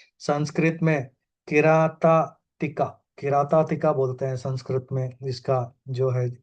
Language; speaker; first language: Hindi; non-native, local second language; Malayalam